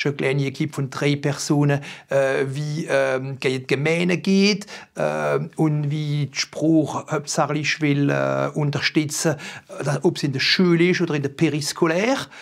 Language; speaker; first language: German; non-native, local second language; French